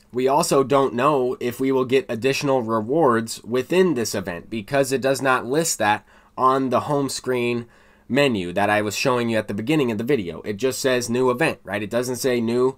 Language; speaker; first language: English; native; English